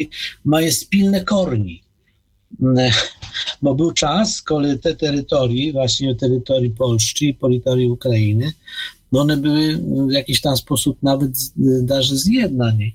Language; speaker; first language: Polish; non-native, fluent; Ukrainian